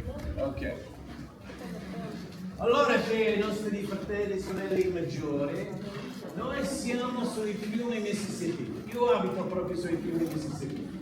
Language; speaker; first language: Italian; non-native, learner; English